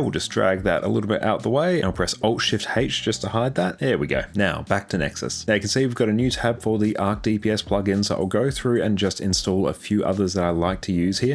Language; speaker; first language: English; native; English